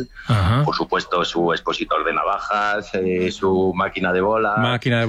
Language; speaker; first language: Spanish; native; Spanish